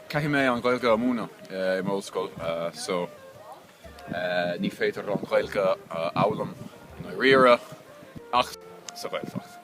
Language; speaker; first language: Irish; non-native, learner; English